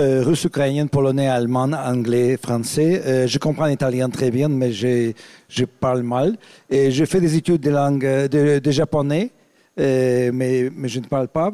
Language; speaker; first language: French; non-native, fluent; Russian